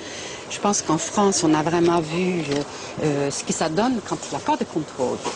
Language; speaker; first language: French; non-native, fluent; Norwegian